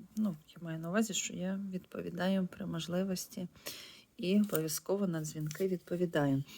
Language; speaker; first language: Ukrainian; non-native, local second language; Russian